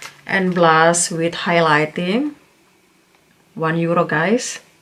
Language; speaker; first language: English; non-native, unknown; Indonesian